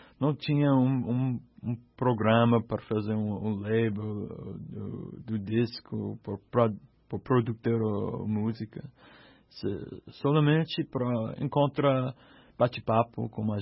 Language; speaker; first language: Portuguese; non-native, learner; English